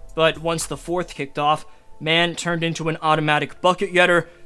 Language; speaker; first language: English; native; English